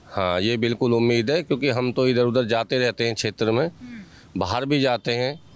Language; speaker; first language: Hindi; native; Hindi